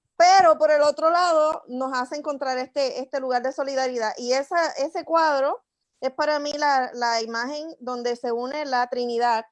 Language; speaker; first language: Spanish; native; Spanish